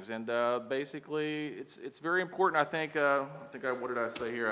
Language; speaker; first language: English; native; English